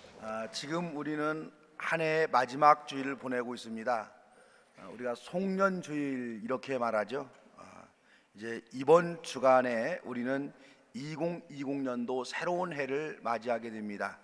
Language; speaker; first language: Korean; native; Korean